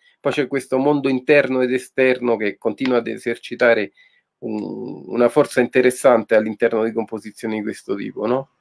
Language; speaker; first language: Italian; native; Italian